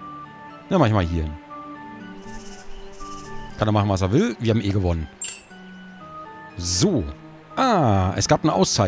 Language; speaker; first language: German; native; German